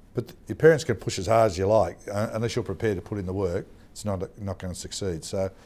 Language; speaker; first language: English; native; English